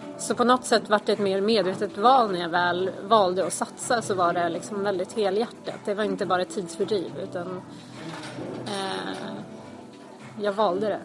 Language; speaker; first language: Swedish; native; Swedish